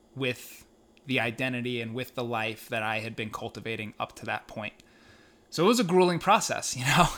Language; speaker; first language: English; native; English